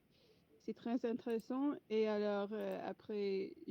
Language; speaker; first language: French; non-native, fluent; English